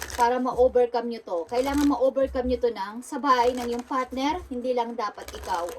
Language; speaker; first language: Filipino; non-native, local second language; Bikol